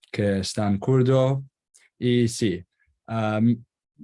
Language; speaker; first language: Spanish; non-native, learner; Kurdish